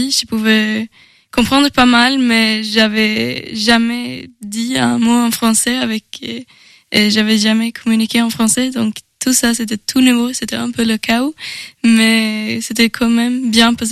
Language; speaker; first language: French; non-native, learner; Swedish